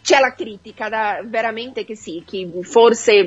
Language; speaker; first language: Italian; non-native, fluent; Portuguese